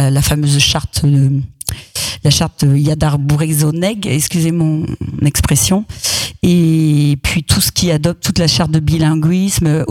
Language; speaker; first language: French; native; French